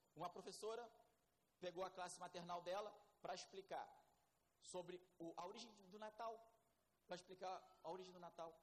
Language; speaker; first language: Portuguese; native; Portuguese